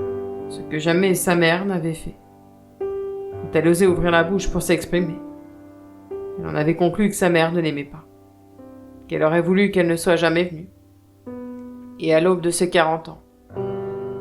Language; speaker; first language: French; native; French